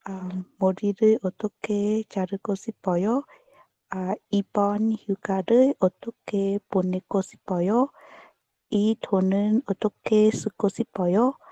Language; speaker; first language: Korean; non-native, learner; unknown